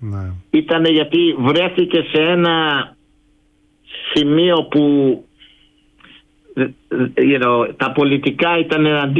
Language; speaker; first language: Greek; early bilingual, heritage; Greek